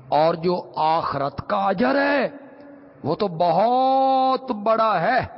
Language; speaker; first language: Urdu; non-native, local second language; Punjabi